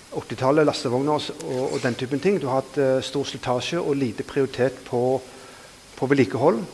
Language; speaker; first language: Norwegian; native; Norwegian